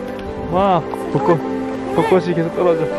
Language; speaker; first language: Korean; native; Korean